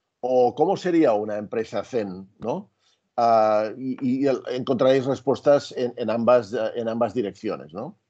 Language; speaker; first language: Spanish; native; Spanish